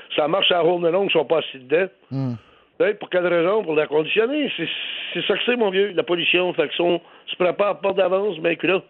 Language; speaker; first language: French; native; French